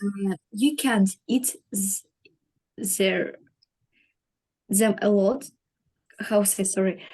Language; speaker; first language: English; non-native, learner; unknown